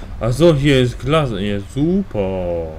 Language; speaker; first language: German; non-native, fluent; Polish